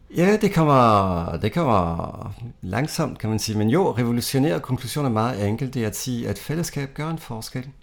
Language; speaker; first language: Danish; non-native, fluent; French